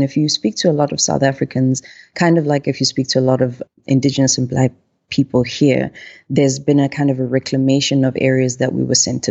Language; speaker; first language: English; non-native, local second language; Zulu